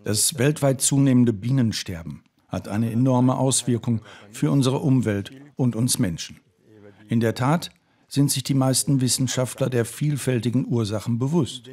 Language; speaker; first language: German; native; German